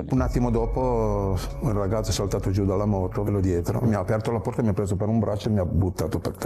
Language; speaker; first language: Italian; native; Italian